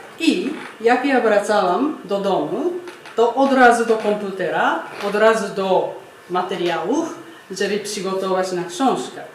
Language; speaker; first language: Polish; non-native, fluent; Japanese